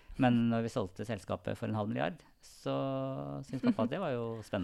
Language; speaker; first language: Norwegian; native; Norwegian